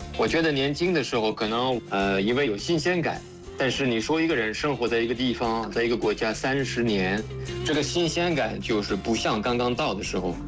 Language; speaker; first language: Chinese; non-native, fluent; French